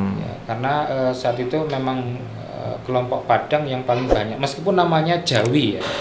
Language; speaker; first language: Indonesian; native; Indonesian